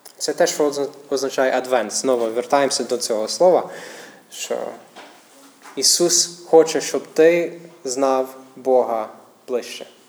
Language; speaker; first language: Ukrainian; non-native, fluent; English